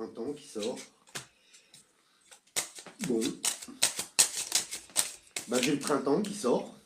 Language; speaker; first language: French; native; French